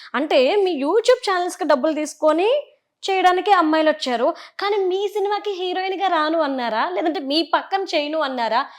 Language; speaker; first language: Telugu; native; Telugu